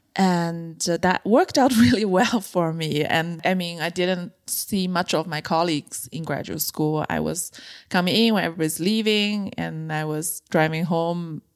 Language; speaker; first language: English; non-native, fluent; Chinese